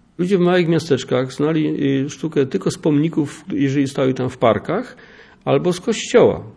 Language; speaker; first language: Polish; native; Polish